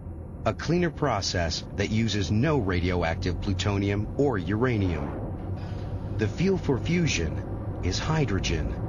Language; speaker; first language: English; native; English